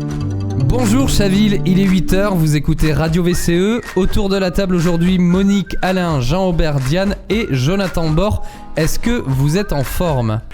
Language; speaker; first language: French; native; French